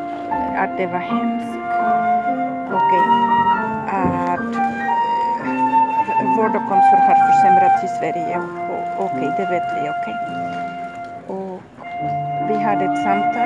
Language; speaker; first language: Swedish; non-native, fluent; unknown